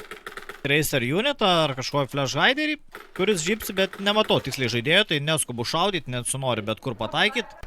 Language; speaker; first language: Lithuanian; native; Lithuanian